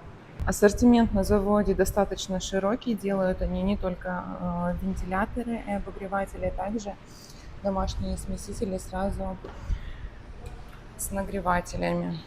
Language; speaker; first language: Russian; native; Russian